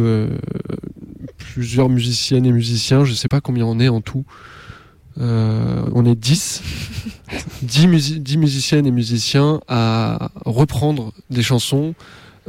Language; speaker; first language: French; native; French